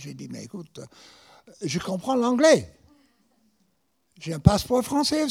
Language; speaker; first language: French; non-native, fluent; English